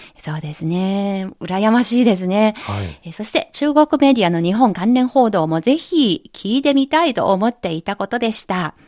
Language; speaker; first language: Japanese; non-native, fluent; Chinese